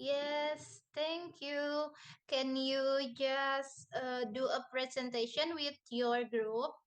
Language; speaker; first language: English; non-native, learner; Indonesian